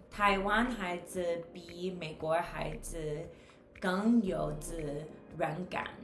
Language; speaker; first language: Chinese; non-native, learner; English